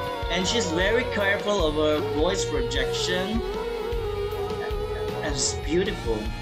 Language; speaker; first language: English; non-native, local second language; Malay